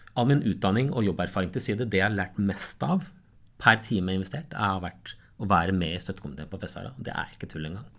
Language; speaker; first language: Norwegian; native; Norwegian